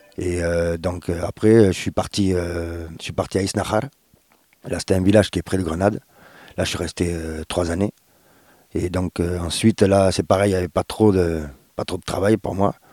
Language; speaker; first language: French; early bilingual, other home language; Spanish